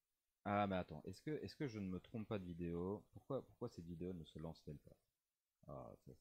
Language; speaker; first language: French; native; French